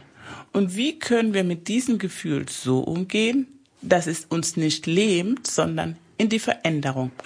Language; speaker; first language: German; early bilingual, other home language; Spanish